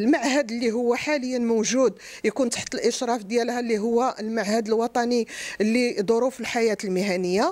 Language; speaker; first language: Arabic; native; Arabic